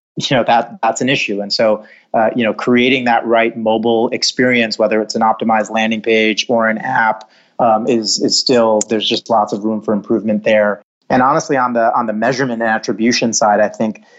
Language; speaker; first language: English; native; English